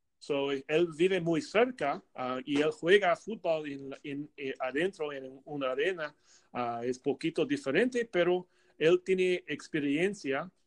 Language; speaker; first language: Spanish; non-native, learner; English